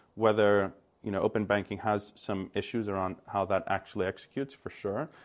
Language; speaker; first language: English; non-native, fluent; Greek